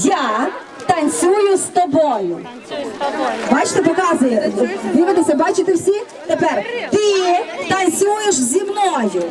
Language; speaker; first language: Ukrainian; native; Ukrainian